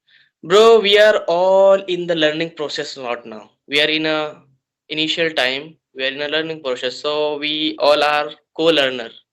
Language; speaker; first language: English; non-native, learner; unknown